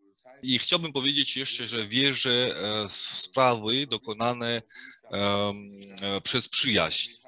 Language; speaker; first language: Polish; non-native, fluent; Georgian